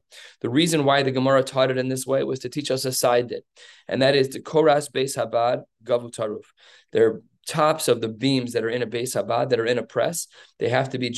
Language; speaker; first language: English; native; English